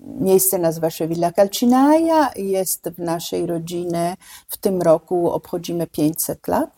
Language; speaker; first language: Polish; non-native, fluent; Italian